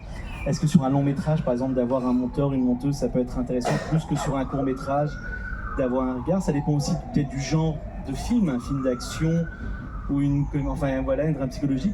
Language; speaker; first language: French; native; French